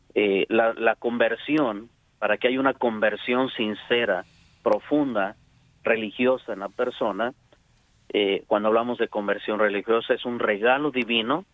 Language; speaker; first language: Spanish; native; Spanish